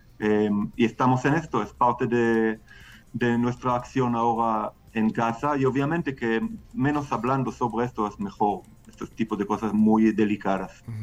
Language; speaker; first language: Spanish; non-native, fluent; Hebrew